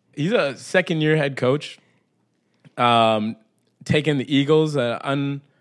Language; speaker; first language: English; native; English